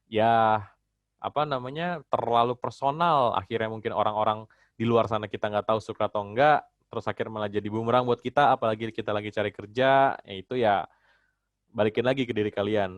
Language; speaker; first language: Indonesian; native; Indonesian